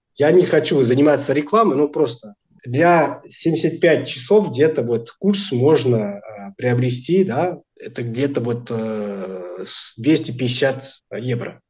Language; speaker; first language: Russian; non-native, fluent; Portuguese